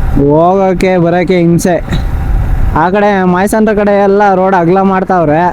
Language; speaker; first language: Kannada; non-native, local second language; Marathi